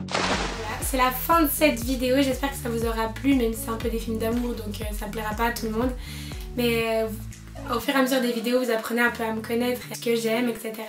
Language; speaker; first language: French; native; French